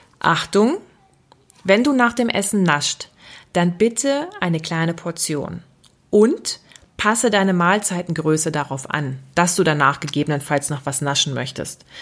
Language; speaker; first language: German; native; German